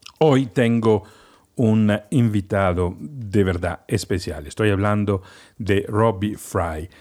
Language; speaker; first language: Spanish; non-native, fluent; Italian